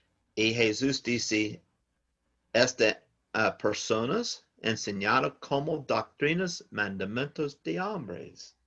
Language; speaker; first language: Spanish; non-native, learner; English